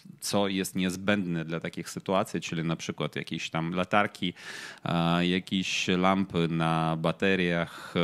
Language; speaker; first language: Polish; non-native, fluent; Ukrainian